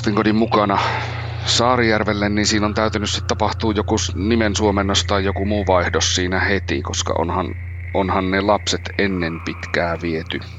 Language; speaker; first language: Finnish; native; Finnish